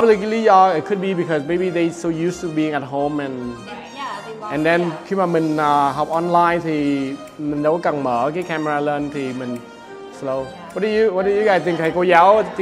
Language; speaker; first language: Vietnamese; early bilingual, heritage; Vietnamese